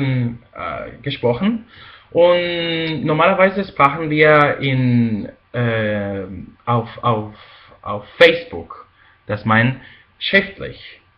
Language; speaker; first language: German; non-native, fluent; Spanish